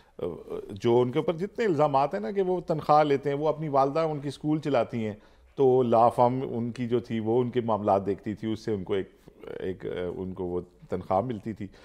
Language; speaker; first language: Urdu; native; Urdu